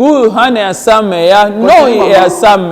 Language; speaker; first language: Danish; non-native, learner; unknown